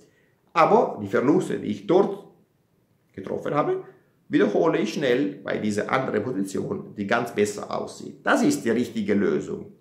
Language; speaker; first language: German; non-native, fluent; Italian